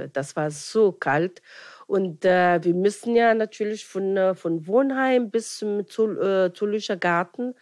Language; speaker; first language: German; non-native, fluent; Arabic